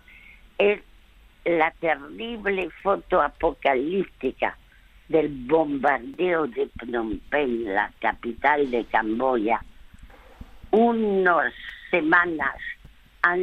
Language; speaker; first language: Spanish; early bilingual, other home language; French